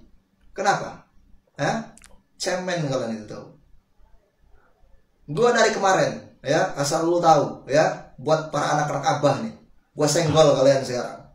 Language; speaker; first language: Indonesian; native; Indonesian